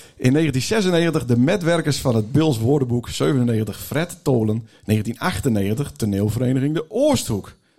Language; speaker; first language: Dutch; native; Dutch